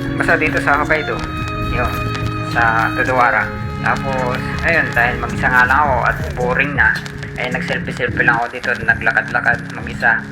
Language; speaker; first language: Filipino; native; Filipino